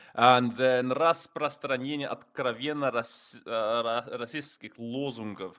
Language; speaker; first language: Russian; non-native, fluent; English